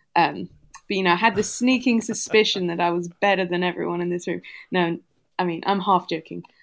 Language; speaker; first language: English; native; English